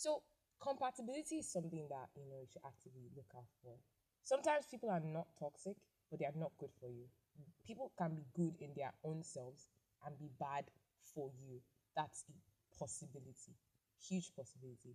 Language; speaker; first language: English; non-native, local second language; Igbo